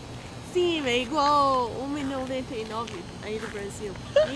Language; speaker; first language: Portuguese; non-native, fluent; English